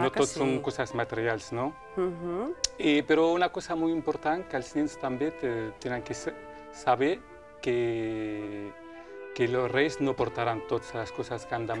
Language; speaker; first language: Catalan; non-native, local second language; Spanish